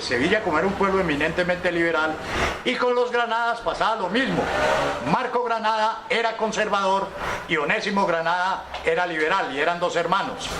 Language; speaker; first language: Spanish; native; Spanish